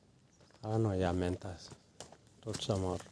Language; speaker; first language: Catalan; non-native, learner; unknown